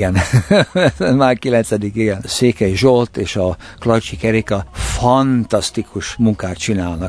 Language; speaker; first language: Hungarian; early bilingual, heritage; Hungarian